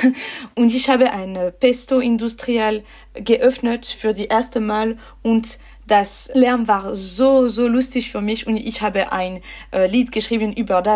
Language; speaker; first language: German; non-native, local second language; French